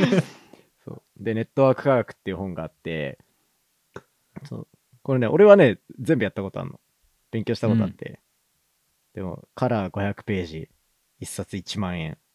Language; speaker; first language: Japanese; native; Japanese